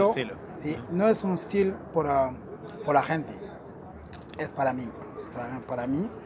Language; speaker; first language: Spanish; non-native, learner; Portuguese